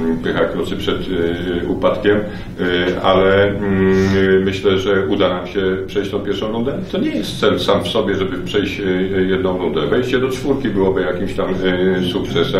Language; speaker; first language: Polish; native; Polish